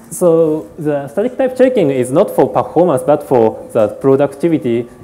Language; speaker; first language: English; non-native, learner; Japanese